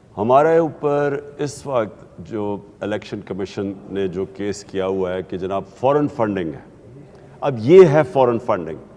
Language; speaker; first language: Urdu; native; Urdu